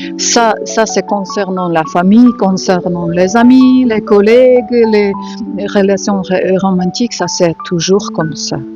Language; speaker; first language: French; non-native, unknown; Ukrainian